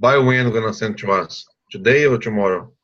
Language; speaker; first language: English; non-native, fluent; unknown